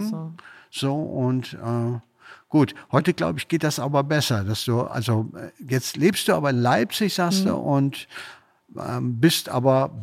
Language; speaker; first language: German; native; German